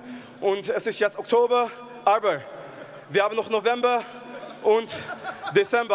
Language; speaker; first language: German; non-native, fluent; Dutch